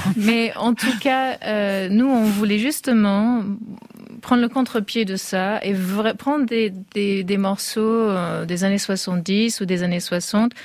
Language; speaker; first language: French; non-native, fluent; English